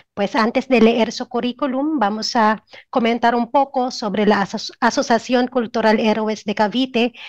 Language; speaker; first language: Spanish; non-native, fluent; Filipino